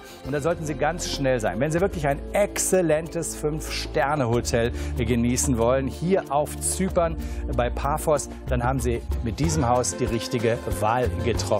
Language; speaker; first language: German; native; German